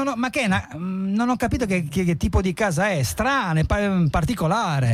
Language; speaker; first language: Italian; native; Italian